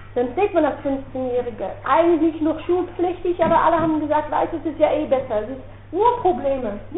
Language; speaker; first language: German; non-native, fluent; Dutch